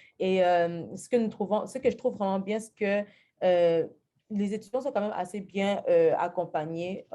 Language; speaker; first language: French; early bilingual, other home language; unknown